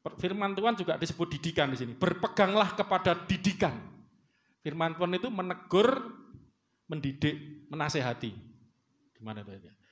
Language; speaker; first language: Indonesian; native; Indonesian